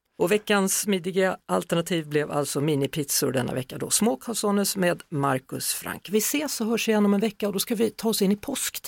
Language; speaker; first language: Swedish; native; Swedish